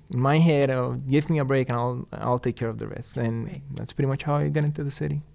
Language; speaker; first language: English; non-native, fluent; Spanish